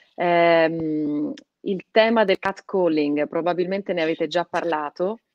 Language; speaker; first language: Italian; native; Italian